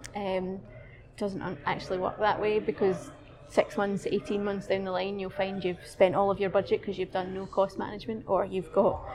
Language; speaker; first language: English; native; English